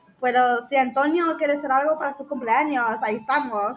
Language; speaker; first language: Spanish; early bilingual, heritage; Spanish